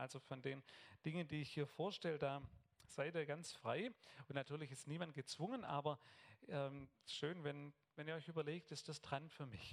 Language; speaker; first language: German; native; German